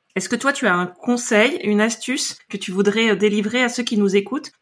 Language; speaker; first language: French; native; French